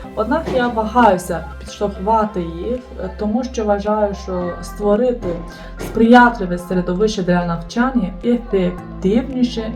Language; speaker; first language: Ukrainian; non-native, fluent; Romanian